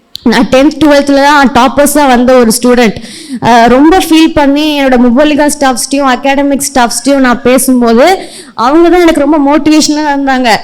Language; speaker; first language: Tamil; early bilingual, heritage; Tamil